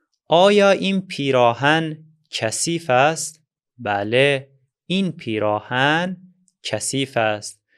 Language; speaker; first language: Persian; non-native, fluent; Azerbaijani